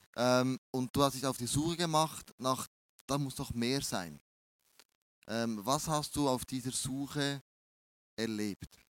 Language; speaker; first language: German; native; German